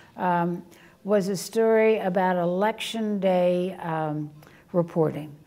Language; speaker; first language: English; native; English